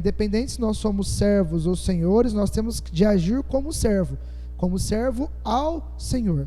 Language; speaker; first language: Portuguese; native; Portuguese